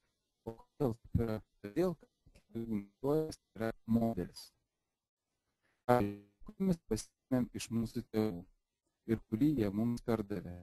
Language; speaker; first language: Lithuanian; native; Lithuanian